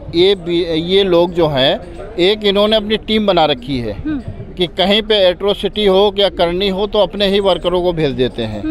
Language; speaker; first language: Hindi; native; Hindi